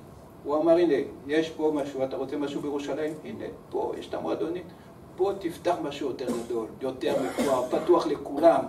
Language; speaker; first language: Hebrew; early bilingual, other home language; French